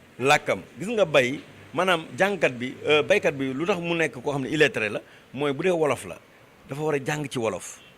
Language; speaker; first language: Wolof; non-native, local second language; Fula